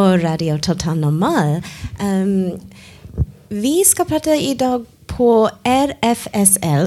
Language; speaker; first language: Swedish; non-native, learner; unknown